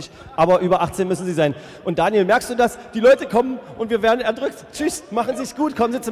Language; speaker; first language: German; native; German